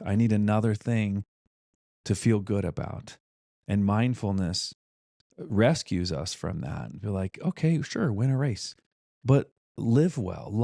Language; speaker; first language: English; native; English